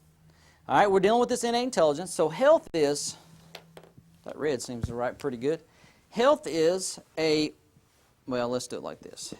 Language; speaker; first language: English; native; English